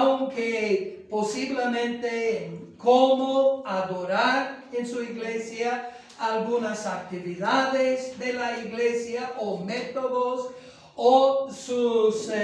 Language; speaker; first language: Spanish; non-native, fluent; English